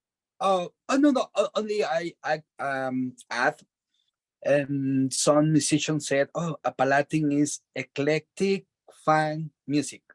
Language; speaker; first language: English; non-native, learner; Spanish